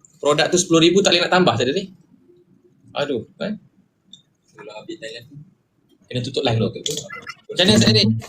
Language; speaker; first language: Malay; native; Malay